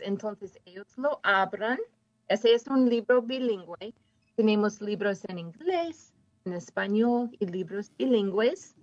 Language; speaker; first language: Spanish; non-native, fluent; English